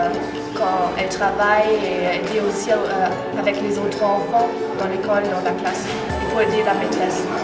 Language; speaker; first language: French; non-native, fluent; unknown